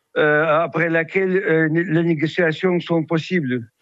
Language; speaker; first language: French; non-native, fluent; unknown